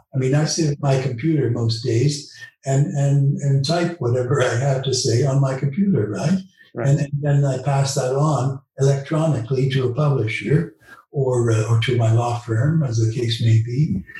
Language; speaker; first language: English; early bilingual, other home language; Dutch